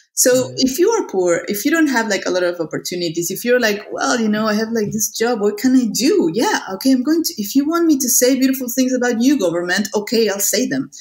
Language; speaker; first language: English; non-native, fluent; Spanish